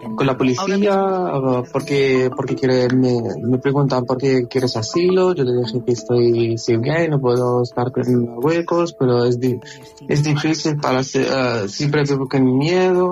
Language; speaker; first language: Spanish; non-native, learner; Arabic